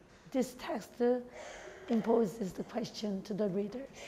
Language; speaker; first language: English; non-native, fluent; Korean